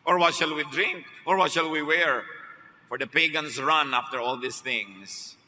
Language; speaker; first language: English; non-native, local second language; Filipino